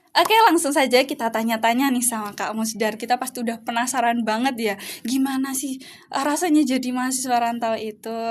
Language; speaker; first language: Indonesian; native; Indonesian